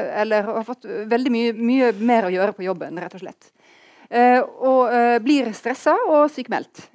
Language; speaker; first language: Norwegian; native; Norwegian